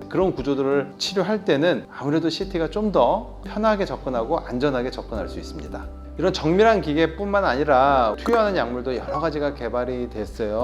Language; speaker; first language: Korean; native; Korean